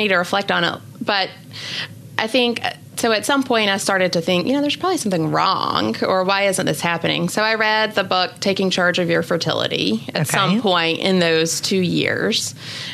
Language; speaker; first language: English; native; English